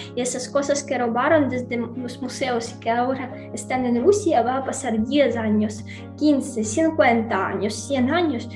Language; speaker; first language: Spanish; non-native, fluent; Ukrainian